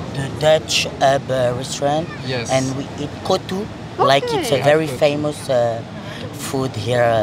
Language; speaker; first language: English; non-native, learner; French